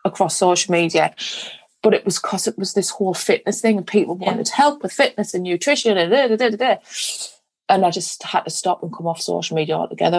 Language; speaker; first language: English; native; English